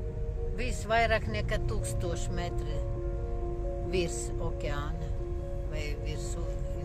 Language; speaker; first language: Latvian; non-native, local second language; Russian